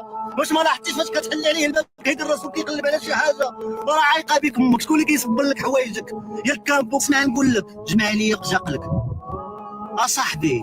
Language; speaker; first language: Arabic; native; Arabic